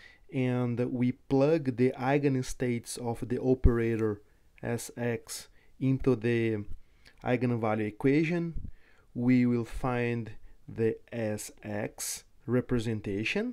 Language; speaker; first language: English; non-native, fluent; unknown